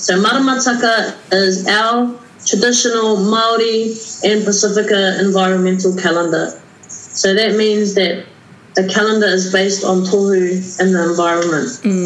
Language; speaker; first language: English; native; English